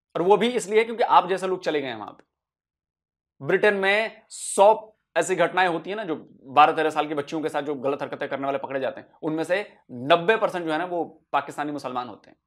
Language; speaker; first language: Hindi; native; Hindi